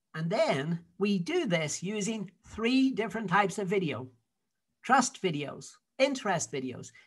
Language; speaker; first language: English; native; English